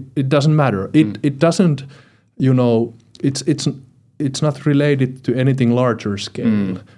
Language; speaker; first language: English; non-native, fluent; Finnish